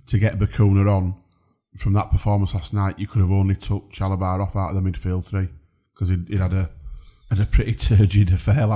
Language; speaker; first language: English; native; English